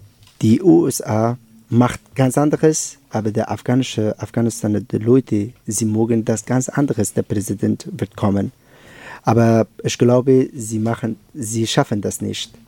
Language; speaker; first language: German; non-native, learner; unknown